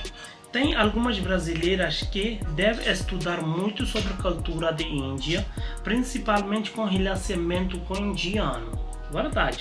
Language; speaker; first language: Portuguese; non-native, learner; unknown